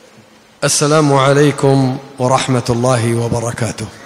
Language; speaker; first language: Arabic; native; Arabic